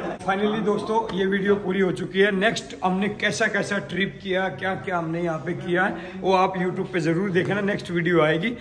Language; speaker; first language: Hindi; native; Hindi